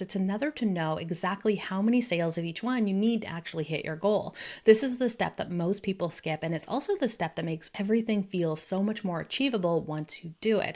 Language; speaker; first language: English; native; English